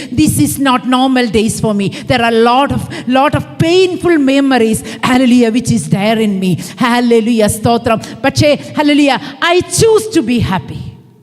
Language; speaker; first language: English; non-native, local second language; Malayalam